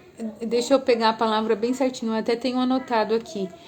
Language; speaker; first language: Portuguese; native; Portuguese